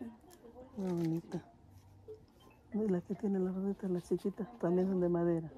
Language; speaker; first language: Spanish; native; Spanish